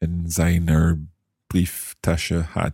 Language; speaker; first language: German; non-native, learner; English